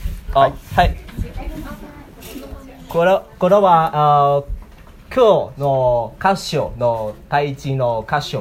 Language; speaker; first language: Japanese; non-native, learner; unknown